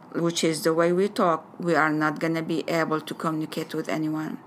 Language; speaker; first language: English; non-native, fluent; Arabic